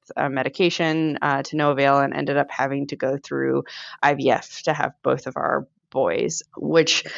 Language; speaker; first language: English; native; English